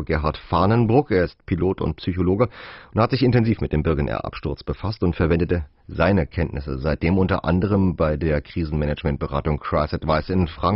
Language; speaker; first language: German; native; German